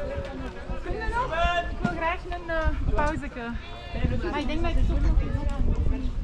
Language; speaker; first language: Dutch; non-native, local second language; French